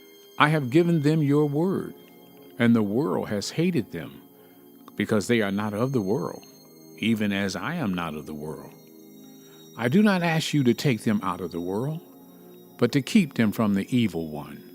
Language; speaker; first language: English; native; English